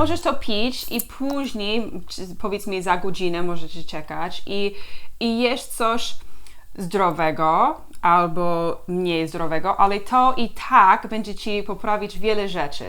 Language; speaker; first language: Polish; non-native, learner; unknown